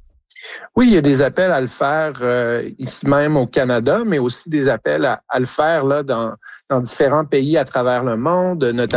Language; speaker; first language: French; native; French